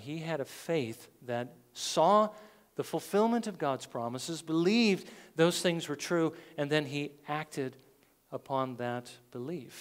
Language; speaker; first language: English; native; English